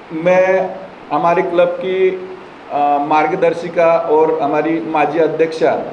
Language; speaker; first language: Hindi; non-native, local second language; Marathi